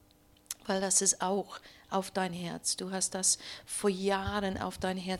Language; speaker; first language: German; non-native, learner; English